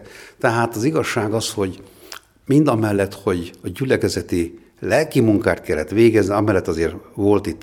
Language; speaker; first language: Hungarian; native; Hungarian